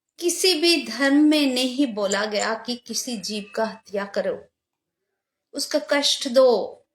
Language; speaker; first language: Hindi; non-native, local second language; Bangla